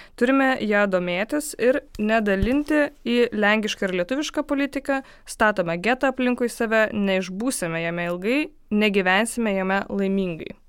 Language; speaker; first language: Lithuanian; non-native, local second language; Polish